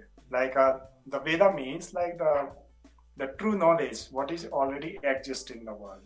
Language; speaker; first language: English; non-native, local second language; Hindi